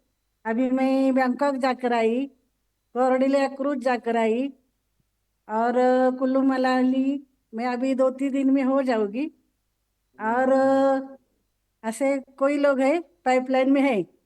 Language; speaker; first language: Hindi; non-native, local second language; Marathi